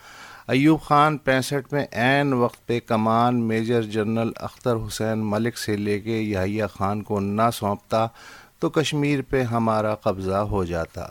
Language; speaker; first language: Urdu; native; Urdu